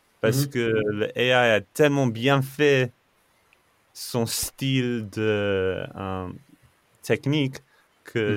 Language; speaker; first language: French; non-native, fluent; English